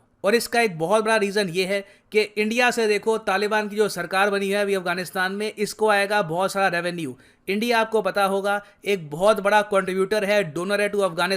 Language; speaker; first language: Hindi; native; Hindi